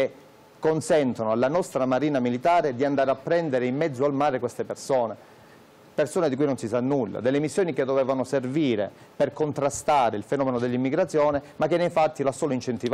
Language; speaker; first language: Italian; native; Italian